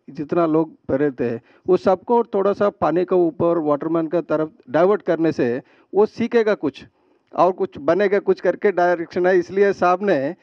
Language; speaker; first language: Hindi; non-native, local second language; Telugu